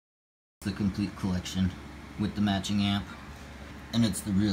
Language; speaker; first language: English; native; English